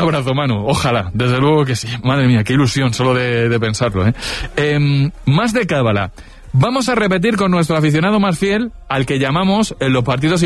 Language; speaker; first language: Spanish; native; Spanish